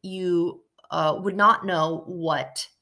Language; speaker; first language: English; native; English